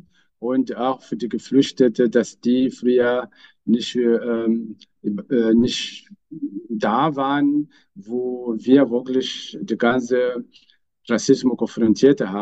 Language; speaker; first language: German; non-native, fluent; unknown